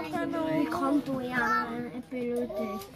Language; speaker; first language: German; native; German